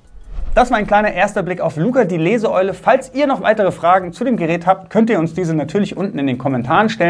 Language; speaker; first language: German; native; German